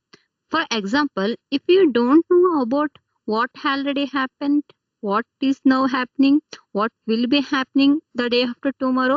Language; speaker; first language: English; non-native, learner; Kannada